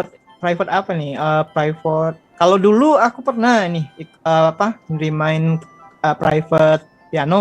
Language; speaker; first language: Indonesian; native; Indonesian